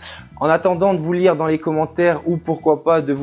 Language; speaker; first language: French; native; French